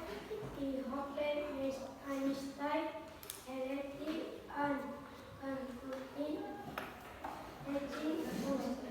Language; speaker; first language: English; non-native, learner; Indonesian